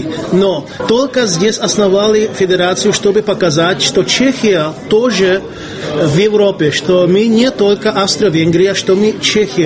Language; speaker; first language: Russian; non-native, fluent; Czech